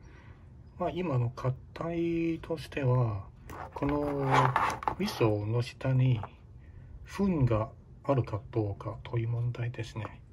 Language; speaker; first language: Japanese; non-native, fluent; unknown